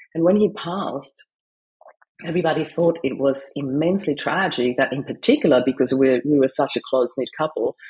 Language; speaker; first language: English; non-native, fluent; German